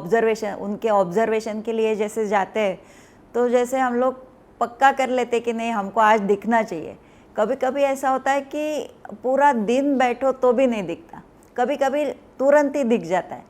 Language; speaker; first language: Hindi; non-native, local second language; Marathi